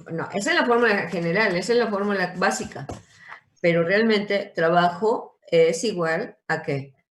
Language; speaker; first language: Spanish; native; Spanish